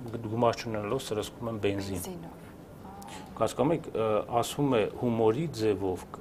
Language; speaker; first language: Armenian; native; Armenian